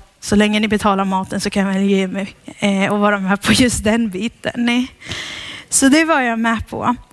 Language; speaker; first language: Swedish; early bilingual, heritage; Swedish